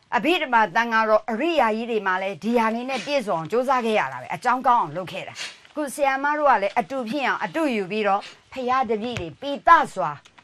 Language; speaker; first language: Burmese; native; Burmese